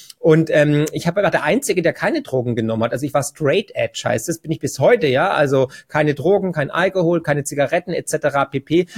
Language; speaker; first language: German; native; German